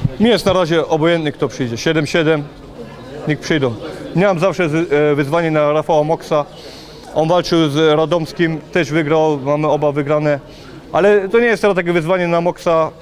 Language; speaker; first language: Polish; early bilingual, heritage; Polish